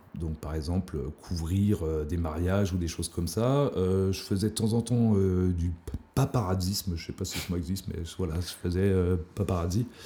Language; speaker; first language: French; native; French